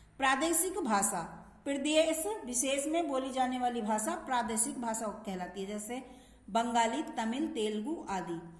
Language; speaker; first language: Hindi; native; Hindi